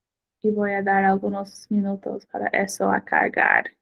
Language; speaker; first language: Spanish; non-native, fluent; English